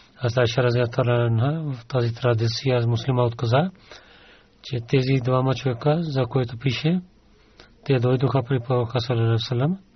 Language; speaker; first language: Bulgarian; non-native, learner; Urdu